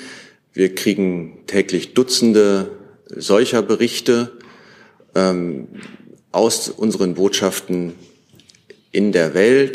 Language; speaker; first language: German; native; German